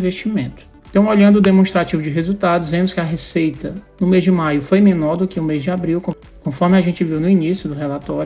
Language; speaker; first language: Portuguese; native; Portuguese